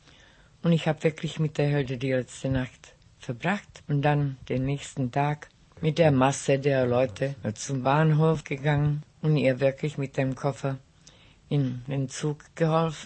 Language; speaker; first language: German; non-native, local second language; Czech